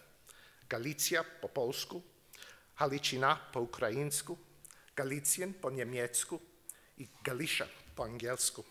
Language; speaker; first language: Polish; non-native, learner; English